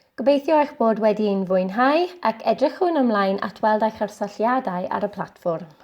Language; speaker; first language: Welsh; non-native, local second language; English